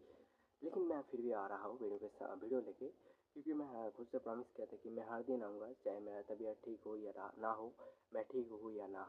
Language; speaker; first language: Hindi; non-native, local second language; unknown